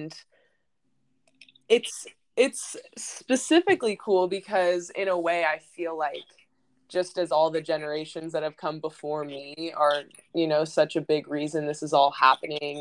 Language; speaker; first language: English; native; English